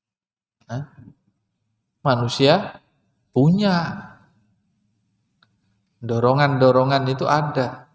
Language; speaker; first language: Indonesian; non-native, local second language; Banjar